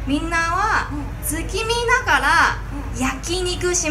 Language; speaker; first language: Japanese; non-native, fluent; Chinese